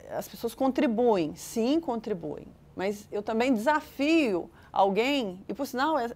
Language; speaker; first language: Portuguese; native; Portuguese